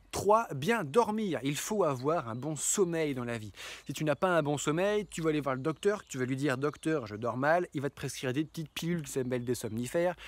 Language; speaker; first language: French; native; French